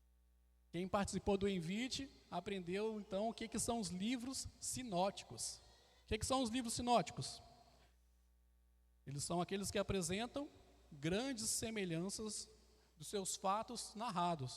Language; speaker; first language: Portuguese; native; Portuguese